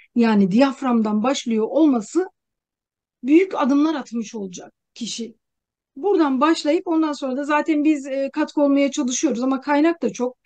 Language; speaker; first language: Turkish; native; Turkish